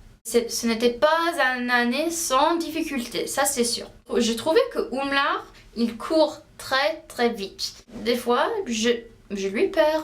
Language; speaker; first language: French; non-native, learner; English